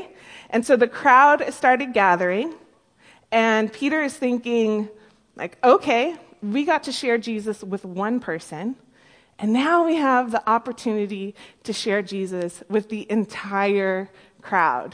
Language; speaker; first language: English; native; English